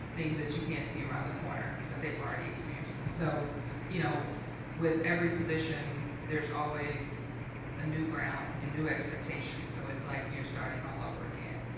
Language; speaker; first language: English; native; English